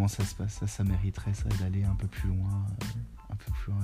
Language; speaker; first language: French; native; French